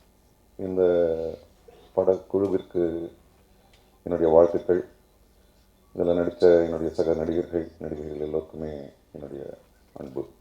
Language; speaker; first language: Tamil; native; Tamil